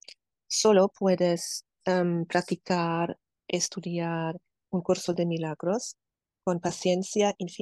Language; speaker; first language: Spanish; non-native, fluent; German